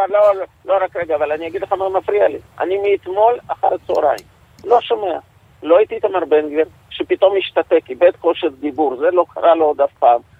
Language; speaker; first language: Hebrew; non-native, fluent; Russian